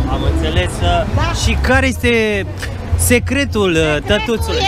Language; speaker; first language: Romanian; native; Romanian